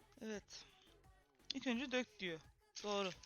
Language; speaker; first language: Turkish; native; Turkish